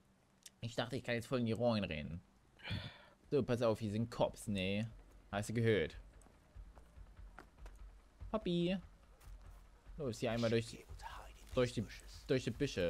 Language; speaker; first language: German; native; German